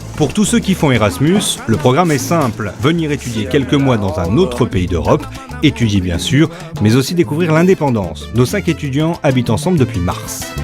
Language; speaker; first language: French; native; French